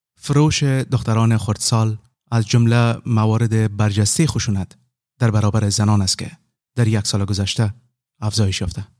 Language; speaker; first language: Persian; native; Persian